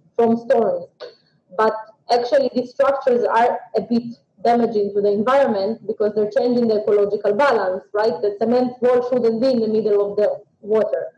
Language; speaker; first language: English; non-native, fluent; Russian